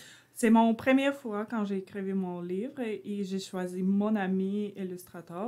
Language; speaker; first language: French; non-native, learner; Ukrainian